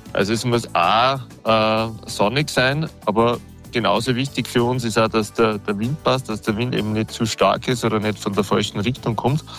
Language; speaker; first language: German; native; German